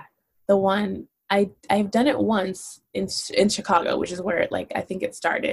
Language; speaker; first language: English; native; English